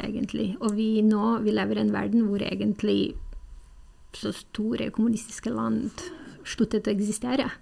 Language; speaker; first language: Norwegian; non-native, fluent; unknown